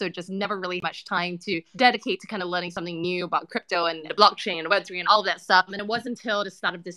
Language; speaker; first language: English; native; English